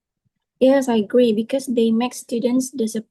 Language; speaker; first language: English; non-native, learner; Indonesian